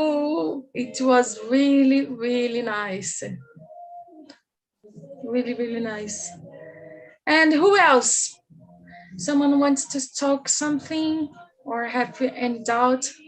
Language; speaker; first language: English; non-native, learner; Portuguese